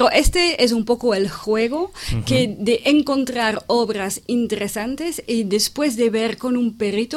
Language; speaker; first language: Spanish; non-native, fluent; French